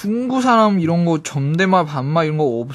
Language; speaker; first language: Korean; non-native, learner; Chinese